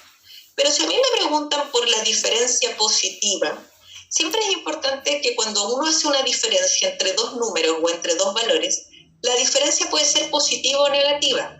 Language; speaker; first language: Spanish; native; Spanish